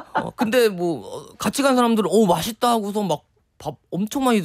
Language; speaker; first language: Korean; native; Korean